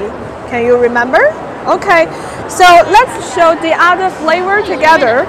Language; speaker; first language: English; non-native, fluent; Chinese